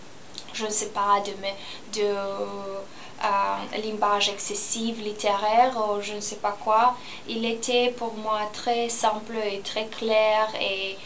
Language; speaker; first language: French; non-native, learner; Romanian